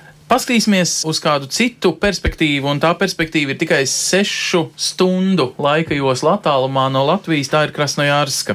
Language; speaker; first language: Latvian; native; Latvian